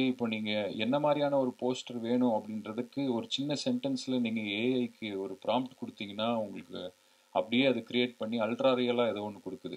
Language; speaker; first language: Tamil; native; Tamil